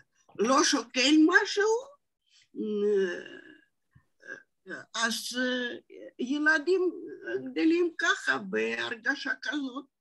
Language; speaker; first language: Hebrew; non-native, fluent; Russian